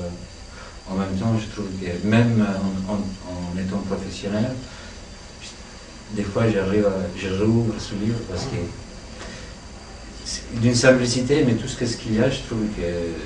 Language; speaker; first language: French; non-native, fluent; Italian